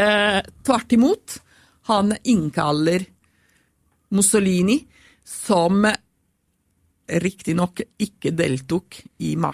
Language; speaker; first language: Swedish; non-native, fluent; Italian